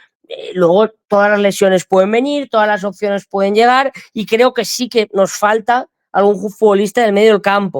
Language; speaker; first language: Spanish; native; Spanish